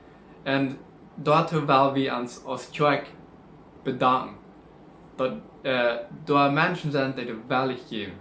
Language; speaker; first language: German; non-native, learner; Plautdietsch